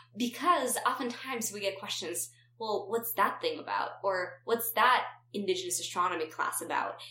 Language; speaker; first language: English; non-native, fluent; Romanian